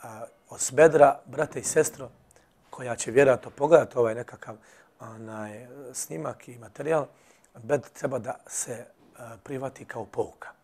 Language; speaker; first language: Serbian; native; Serbian